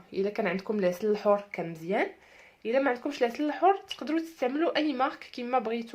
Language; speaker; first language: Arabic; native; Arabic